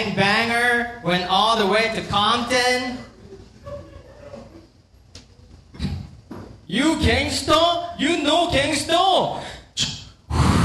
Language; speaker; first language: English; non-native, fluent; Korean